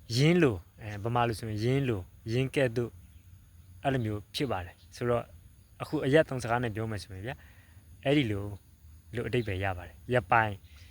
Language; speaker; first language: Burmese; non-native, local second language; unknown